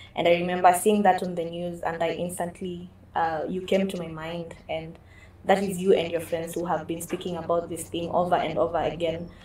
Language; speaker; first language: English; non-native, local second language; Kalenjin